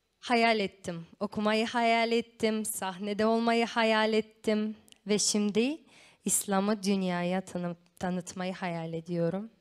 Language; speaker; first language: Turkish; non-native, fluent; Romanian